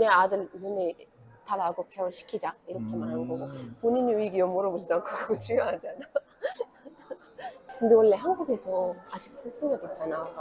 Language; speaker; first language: Korean; non-native, fluent; Arabic